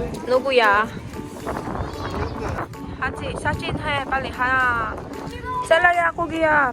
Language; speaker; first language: Korean; non-native, learner; Filipino